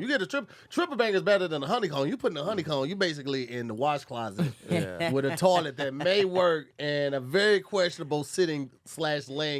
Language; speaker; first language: English; native; English